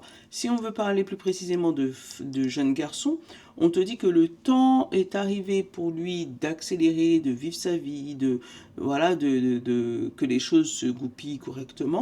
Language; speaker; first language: French; native; French